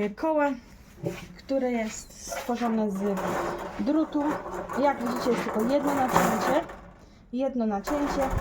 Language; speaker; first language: Polish; native; Polish